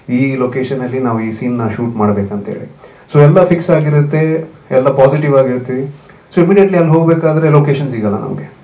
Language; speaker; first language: Kannada; non-native, local second language; Tulu